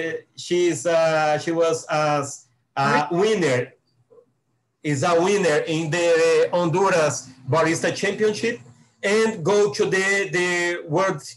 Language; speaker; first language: English; non-native, learner; Portuguese